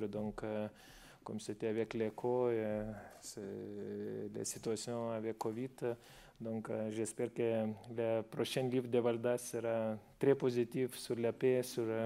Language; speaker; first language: French; non-native, fluent; Lithuanian